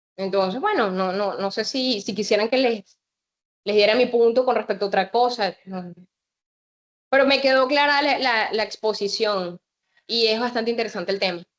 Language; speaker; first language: Spanish; native; Spanish